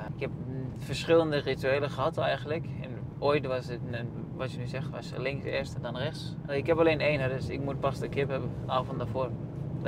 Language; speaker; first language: Dutch; non-native, fluent; Danish